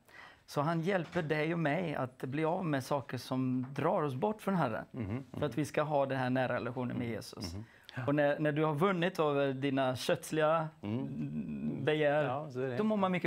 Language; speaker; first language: Swedish; non-native, fluent; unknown